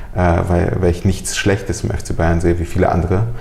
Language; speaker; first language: German; early bilingual, other home language; Russian